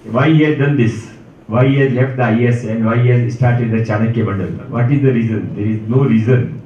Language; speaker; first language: English; non-native, local second language; Marathi